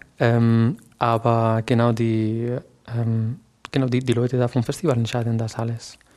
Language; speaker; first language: German; non-native, fluent; Catalan